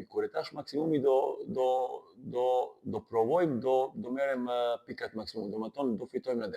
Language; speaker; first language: Albanian; non-native, learner; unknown